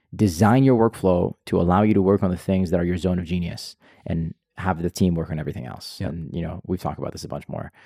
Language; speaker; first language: English; non-native, fluent; Hebrew